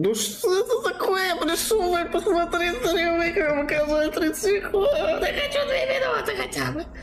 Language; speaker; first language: Russian; native; Russian